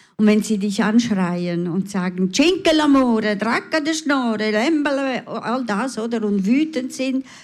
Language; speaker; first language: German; early bilingual, other home language; Italian